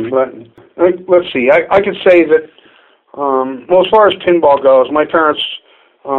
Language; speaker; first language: English; native; English